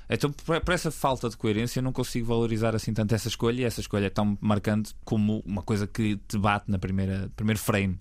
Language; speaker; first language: Portuguese; native; Portuguese